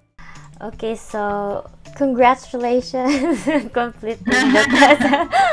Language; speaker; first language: English; non-native, fluent; Indonesian